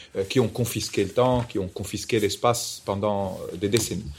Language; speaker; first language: French; non-native, local second language; Arabic